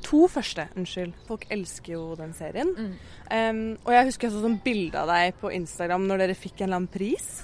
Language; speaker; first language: Norwegian; native; Norwegian